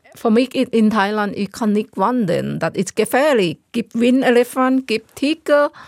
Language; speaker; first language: German; non-native, learner; Thai